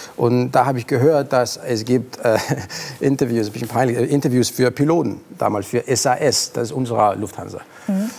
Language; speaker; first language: German; non-native, fluent; Arabic